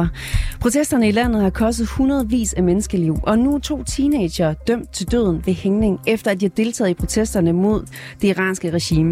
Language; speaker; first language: Danish; native; Danish